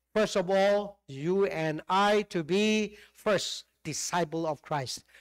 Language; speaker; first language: English; non-native, fluent; Burmese